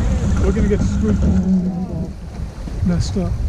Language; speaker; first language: English; native; English